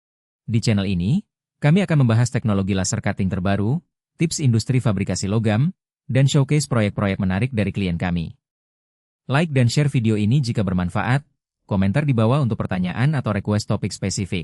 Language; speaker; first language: Indonesian; native; Indonesian